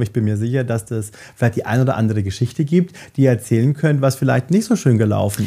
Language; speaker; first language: German; native; German